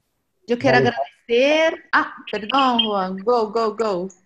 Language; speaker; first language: Spanish; non-native, learner; Portuguese